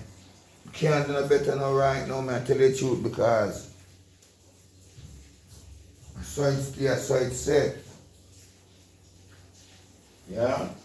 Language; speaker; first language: English; non-native, local second language; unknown